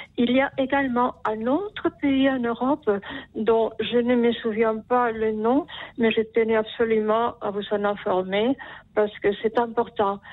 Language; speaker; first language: French; non-native, fluent; Spanish